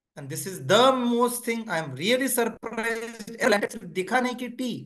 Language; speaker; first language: English; non-native, local second language; Hindi